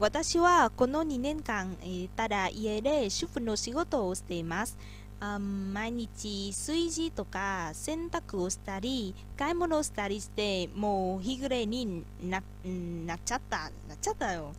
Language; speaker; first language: Japanese; non-native, learner; Vietnamese